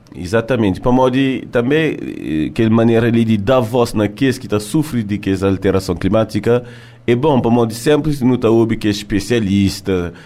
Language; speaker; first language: Portuguese; early bilingual, heritage; French